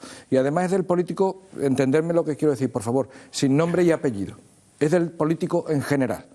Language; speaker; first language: Spanish; native; Spanish